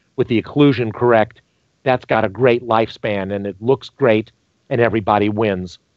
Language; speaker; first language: English; native; English